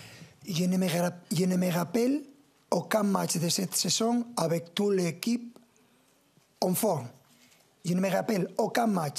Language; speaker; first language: French; non-native, fluent; Spanish